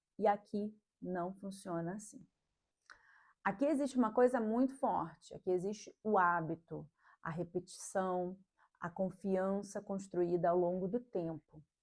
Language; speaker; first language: Portuguese; native; Portuguese